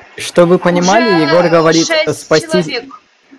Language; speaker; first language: Russian; native; Russian